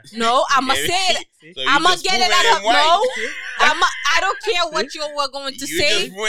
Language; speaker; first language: English; non-native, fluent; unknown